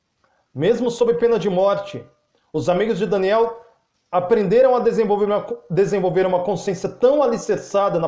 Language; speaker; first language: Portuguese; native; Portuguese